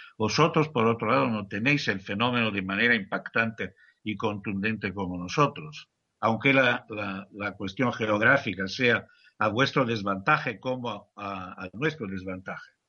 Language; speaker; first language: Spanish; non-native, fluent; Italian